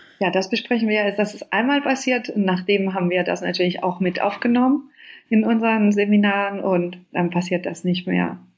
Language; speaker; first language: German; non-native, fluent; Spanish